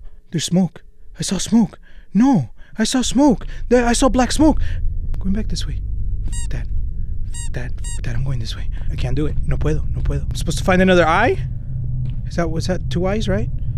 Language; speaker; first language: English; early bilingual, other home language; Spanish